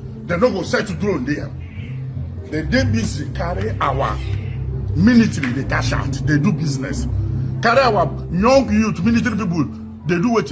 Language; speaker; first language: Nigerian Pidgin; non-native, local second language; Igbo